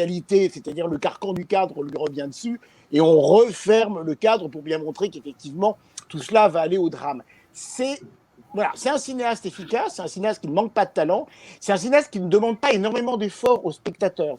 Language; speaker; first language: French; native; French